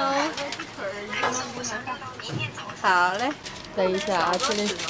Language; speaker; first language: Chinese; non-native, learner; Indonesian